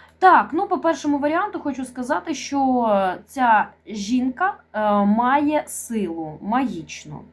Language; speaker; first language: Ukrainian; non-native, local second language; Russian